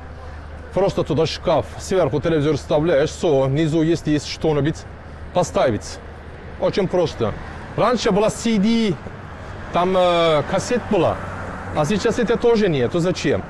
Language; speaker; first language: Russian; non-native, learner; Turkish